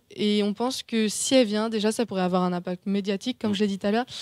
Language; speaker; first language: French; native; French